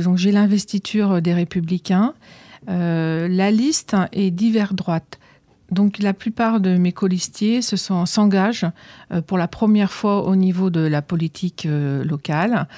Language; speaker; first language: French; native; French